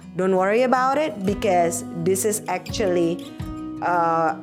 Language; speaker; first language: English; non-native, fluent; Indonesian